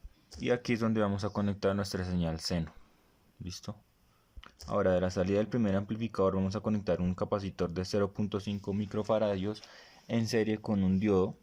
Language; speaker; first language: Spanish; native; Spanish